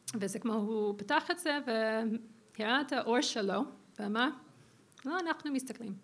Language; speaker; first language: Hebrew; non-native, fluent; English